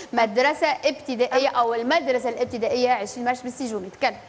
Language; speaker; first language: Arabic; native; Arabic